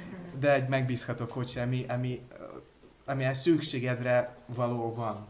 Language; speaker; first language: Hungarian; non-native, learner; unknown